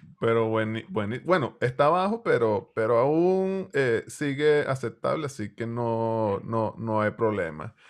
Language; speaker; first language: Spanish; native; Spanish